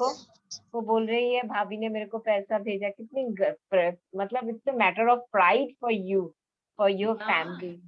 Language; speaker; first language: Hindi; native; Hindi